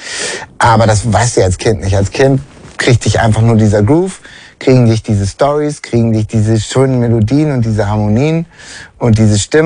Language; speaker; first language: German; native; German